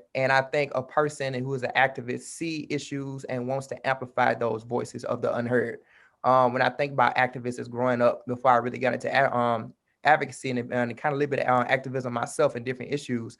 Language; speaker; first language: English; native; English